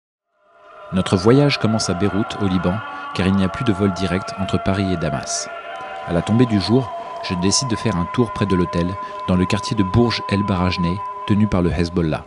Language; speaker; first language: French; native; French